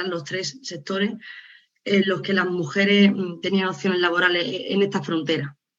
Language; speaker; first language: Spanish; native; Spanish